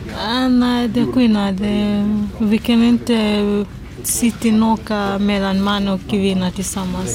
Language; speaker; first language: Swedish; non-native, learner; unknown